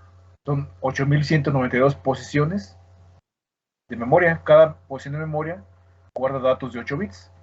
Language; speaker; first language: Spanish; native; Spanish